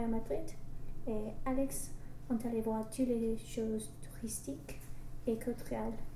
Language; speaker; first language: French; non-native, learner; English